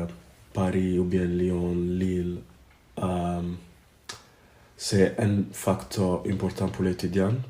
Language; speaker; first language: French; non-native, learner; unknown